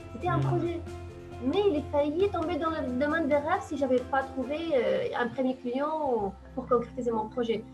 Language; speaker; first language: French; non-native, local second language; Arabic